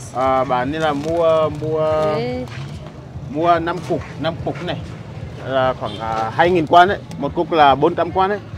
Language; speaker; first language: Vietnamese; non-native, learner; Portuguese